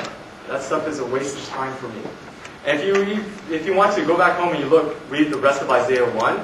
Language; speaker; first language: English; native; English